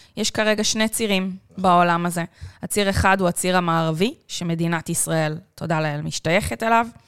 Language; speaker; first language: Hebrew; native; Hebrew